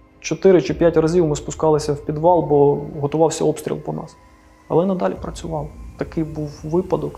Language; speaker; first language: Ukrainian; non-native, local second language; Russian